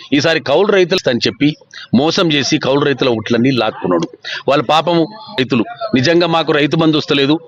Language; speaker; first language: Telugu; native; Telugu